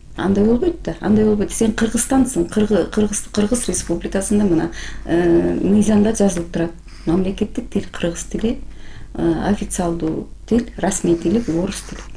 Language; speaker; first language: Kyrgyz; native; Kyrgyz